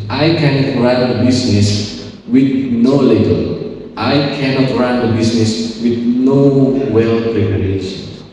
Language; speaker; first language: English; non-native, fluent; Indonesian